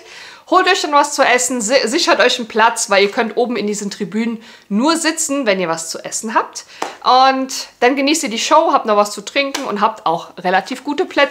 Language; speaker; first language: German; native; German